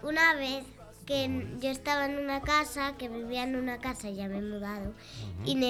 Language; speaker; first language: Spanish; native; Spanish